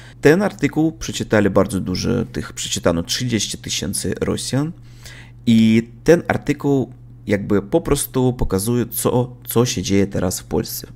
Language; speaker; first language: Polish; non-native, learner; Russian